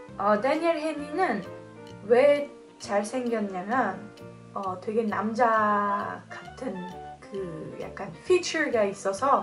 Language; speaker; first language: Korean; non-native, fluent; French